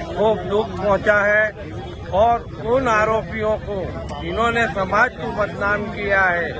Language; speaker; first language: Hindi; non-native, local second language; Gujarati